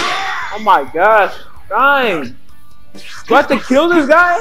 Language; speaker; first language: English; native; English